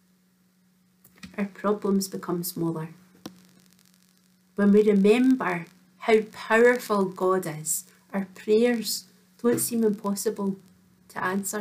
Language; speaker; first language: English; native; English